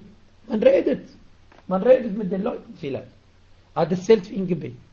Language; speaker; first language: German; non-native, fluent; Arabic